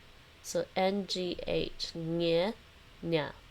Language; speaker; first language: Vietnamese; non-native, learner; English